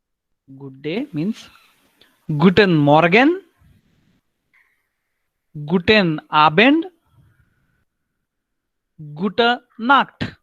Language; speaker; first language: German; non-native, learner; Marathi